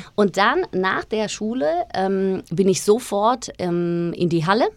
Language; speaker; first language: German; non-native, fluent; Slovak